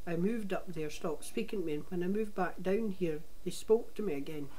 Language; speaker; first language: English; native; English